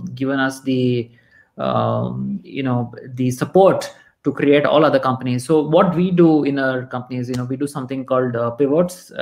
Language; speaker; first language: English; non-native, local second language; Kannada